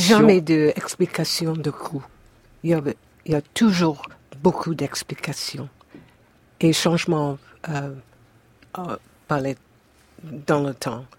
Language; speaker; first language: French; non-native, fluent; English